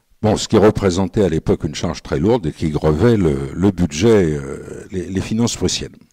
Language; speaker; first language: French; native; French